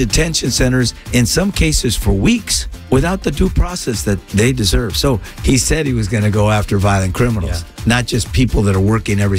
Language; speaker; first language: Spanish; non-native, fluent; English